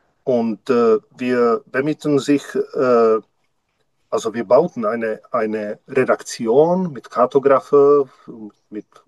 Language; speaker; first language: German; non-native, learner; Czech